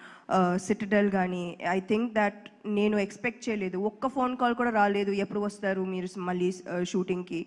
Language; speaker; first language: Telugu; non-native, local second language; English